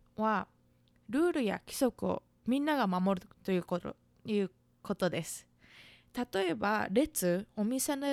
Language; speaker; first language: Japanese; native; Japanese